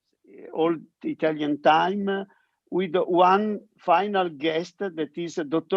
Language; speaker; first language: English; non-native, learner; Italian